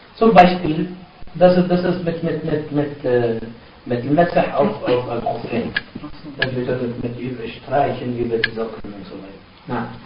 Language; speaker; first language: German; non-native, fluent; Arabic